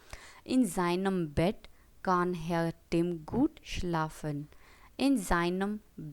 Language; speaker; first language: German; non-native, learner; Hindi